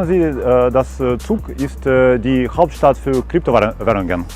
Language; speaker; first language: German; non-native, learner; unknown